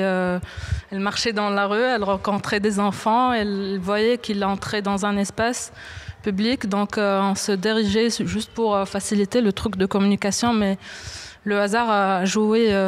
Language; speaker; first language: French; non-native, local second language; Arabic